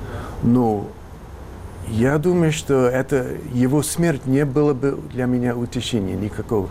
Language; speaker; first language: Russian; non-native, fluent; English